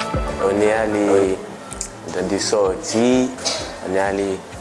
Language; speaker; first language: French; early bilingual, other home language; Haitian Creole